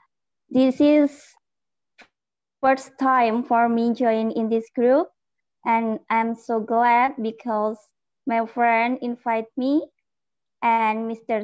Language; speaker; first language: English; non-native, learner; Indonesian